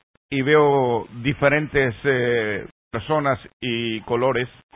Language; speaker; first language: Spanish; native; Spanish